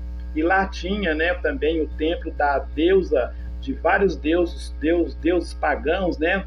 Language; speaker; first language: Portuguese; native; Portuguese